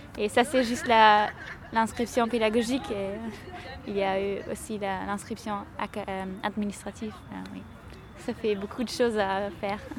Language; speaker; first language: French; non-native, learner; German